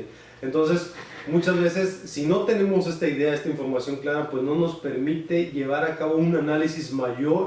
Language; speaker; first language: Spanish; native; Spanish